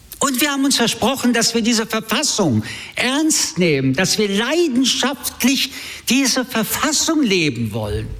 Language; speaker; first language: German; early bilingual, other home language; French